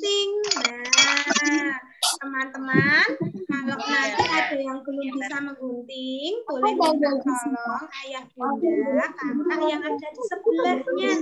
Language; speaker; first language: Indonesian; native; Indonesian